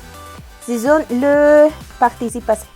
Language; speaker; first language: French; non-native, learner; Spanish